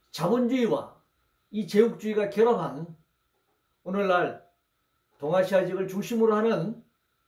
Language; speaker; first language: Korean; native; Korean